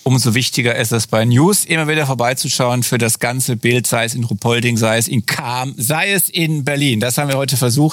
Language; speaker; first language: German; native; German